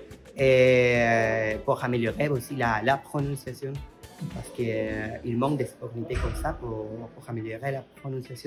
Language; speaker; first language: French; non-native, learner; Spanish